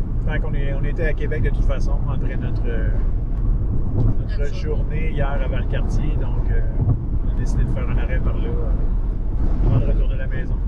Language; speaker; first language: French; native; French